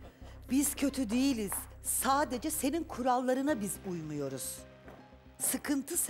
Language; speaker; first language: Turkish; native; Turkish